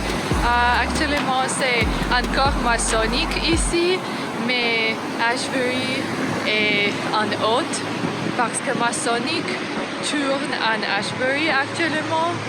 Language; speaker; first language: French; non-native, learner; English